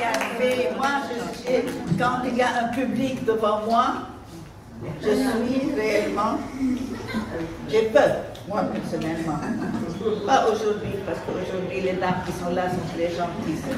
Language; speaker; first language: French; non-native, local second language; Arabic